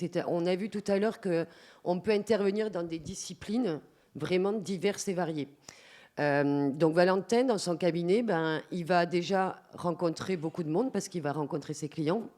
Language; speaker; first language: French; native; French